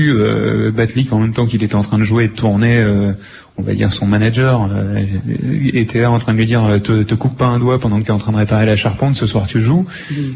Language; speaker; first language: French; native; French